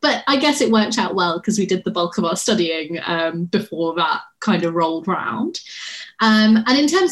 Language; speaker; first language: English; native; English